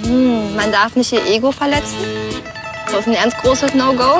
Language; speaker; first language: German; native; German